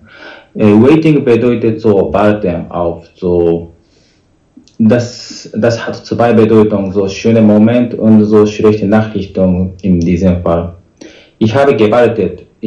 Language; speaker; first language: German; non-native, learner; Japanese